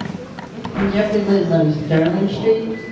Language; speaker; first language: English; native; English